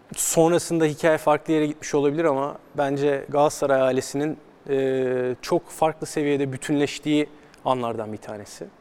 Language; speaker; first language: Turkish; native; Turkish